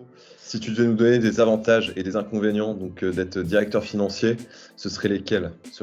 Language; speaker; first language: French; native; French